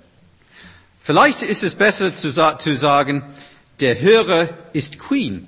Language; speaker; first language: German; non-native, fluent; English